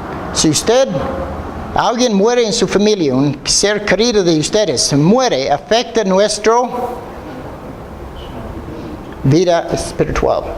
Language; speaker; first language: Spanish; non-native, fluent; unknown